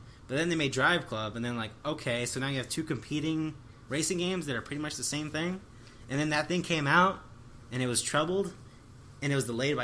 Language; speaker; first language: English; native; English